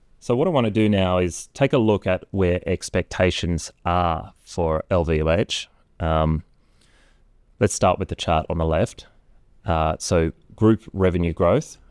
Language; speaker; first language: English; native; English